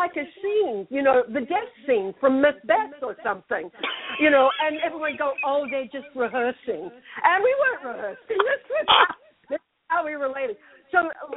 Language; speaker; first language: English; native; English